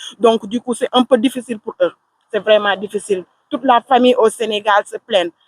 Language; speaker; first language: French; non-native, local second language; Wolof